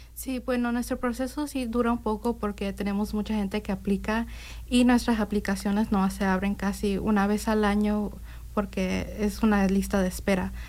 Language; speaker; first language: Spanish; early bilingual, heritage; Spanish